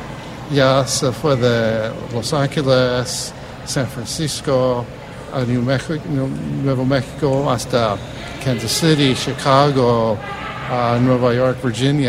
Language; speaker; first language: Spanish; early bilingual, heritage; Spanish